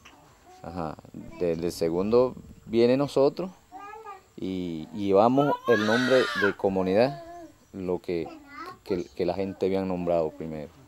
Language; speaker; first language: Spanish; non-native, local second language; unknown